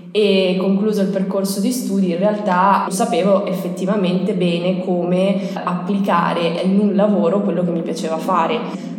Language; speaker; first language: Italian; native; Italian